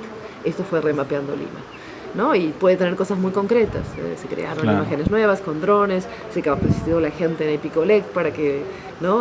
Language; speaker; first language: Spanish; native; Spanish